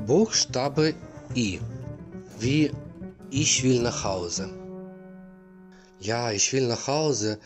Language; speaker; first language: German; non-native, learner; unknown